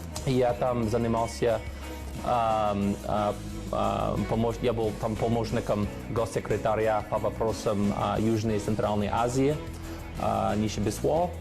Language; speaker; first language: Russian; non-native, fluent; English